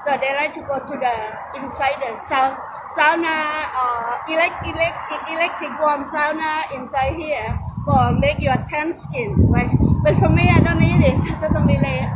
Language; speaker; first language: English; non-native, learner; Thai